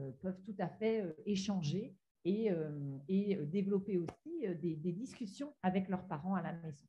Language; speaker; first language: French; native; French